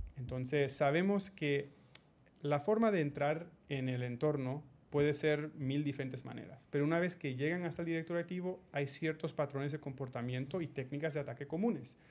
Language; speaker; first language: Spanish; early bilingual, heritage; Spanish